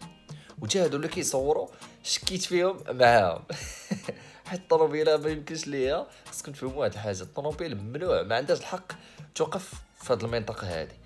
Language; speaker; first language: Arabic; native; Arabic